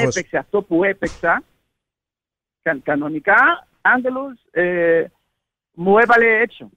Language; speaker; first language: Greek; non-native, learner; Spanish